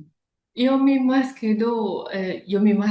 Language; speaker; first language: Japanese; non-native, learner; Indonesian